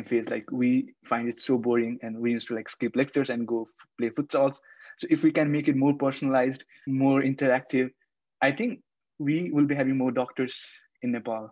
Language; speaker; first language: English; non-native, local second language; Nepali